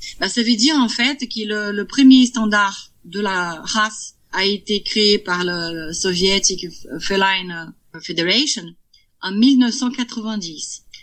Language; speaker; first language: French; non-native, fluent; Portuguese